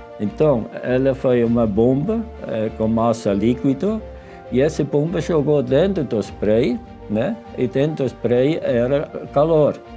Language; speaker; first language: Portuguese; non-native, fluent; Swiss German